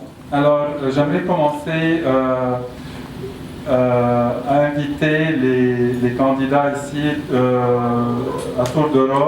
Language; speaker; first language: French; non-native, local second language; Arabic